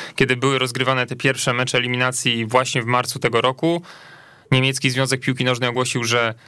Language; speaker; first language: Polish; native; Polish